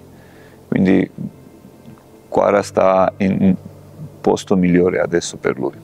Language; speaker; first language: Italian; non-native, fluent; Georgian